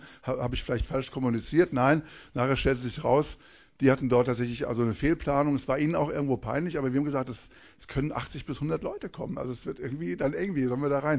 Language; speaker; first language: German; native; German